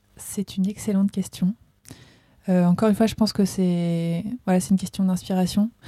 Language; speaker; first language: French; native; French